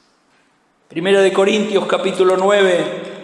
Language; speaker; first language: Spanish; native; Spanish